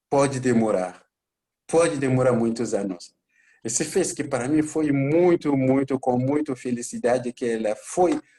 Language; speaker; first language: Portuguese; non-native, learner; Bambara